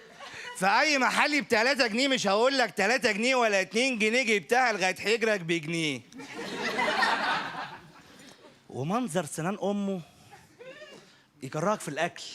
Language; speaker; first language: Arabic; native; Arabic